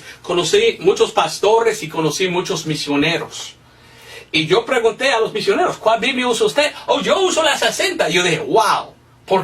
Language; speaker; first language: Spanish; non-native, fluent; English